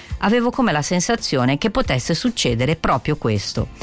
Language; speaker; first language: Italian; native; Italian